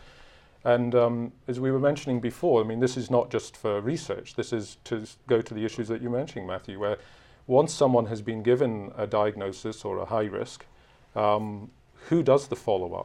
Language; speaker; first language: English; native; English